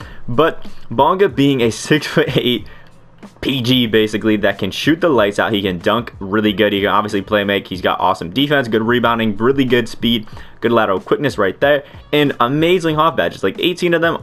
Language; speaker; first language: English; native; English